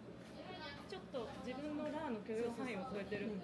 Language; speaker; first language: Japanese; native; Japanese